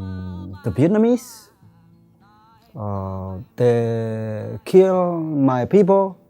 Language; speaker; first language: English; non-native, learner; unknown